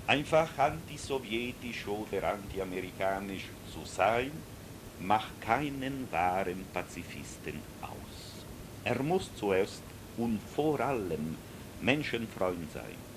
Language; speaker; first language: German; non-native, local second language; Italian